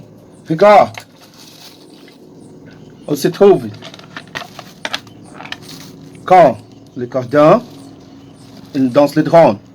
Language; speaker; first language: French; non-native, learner; Portuguese